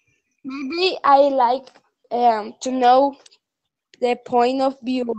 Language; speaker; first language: English; non-native, learner; Spanish